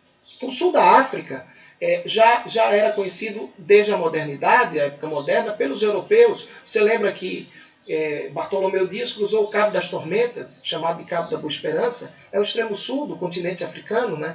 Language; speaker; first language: Portuguese; native; Portuguese